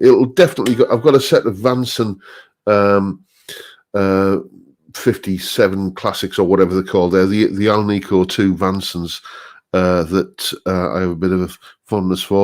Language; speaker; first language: English; native; English